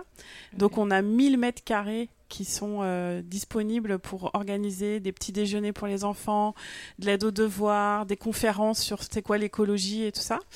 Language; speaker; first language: French; native; French